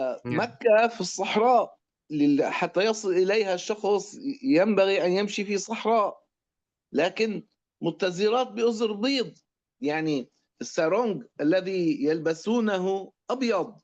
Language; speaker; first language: Arabic; native; Arabic